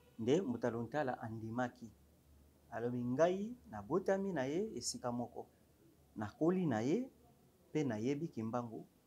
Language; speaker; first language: Lingala; non-native, local second language; Kongo